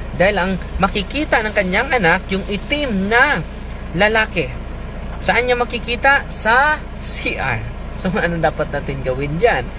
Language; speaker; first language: Filipino; non-native, local second language; Cebuano